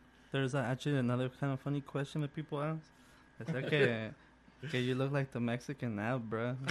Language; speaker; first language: English; early bilingual, other home language; Spanish